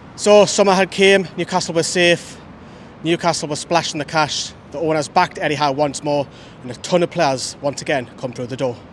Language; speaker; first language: English; native; English